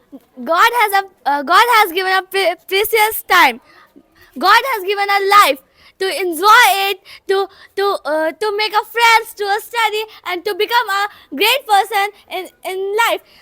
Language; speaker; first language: English; non-native, learner; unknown